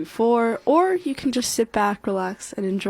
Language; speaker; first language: English; native; English